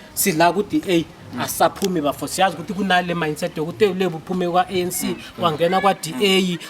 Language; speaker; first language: Zulu; non-native, local second language; South Ndebele